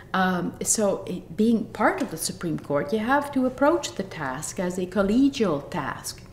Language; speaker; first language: English; native; English